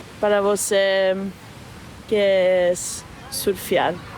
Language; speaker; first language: Portuguese; non-native, learner; English